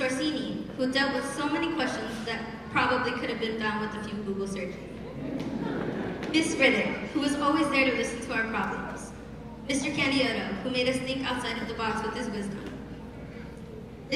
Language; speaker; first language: English; early bilingual, other home language; Spanish